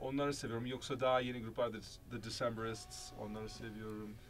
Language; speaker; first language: Turkish; early bilingual, heritage; Turkish